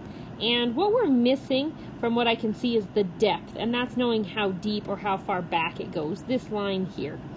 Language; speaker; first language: English; native; English